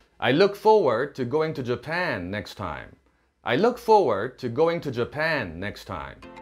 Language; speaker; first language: English; non-native, fluent; Korean